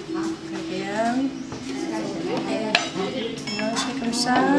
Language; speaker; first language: French; non-native, learner; Thai